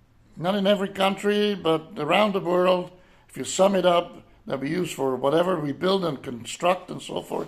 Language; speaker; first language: English; non-native, fluent; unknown